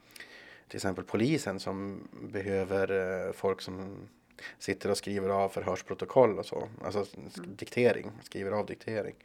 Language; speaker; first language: Swedish; native; Swedish